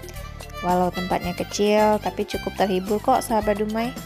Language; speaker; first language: Indonesian; native; Indonesian